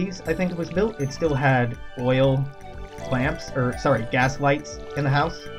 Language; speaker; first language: English; native; English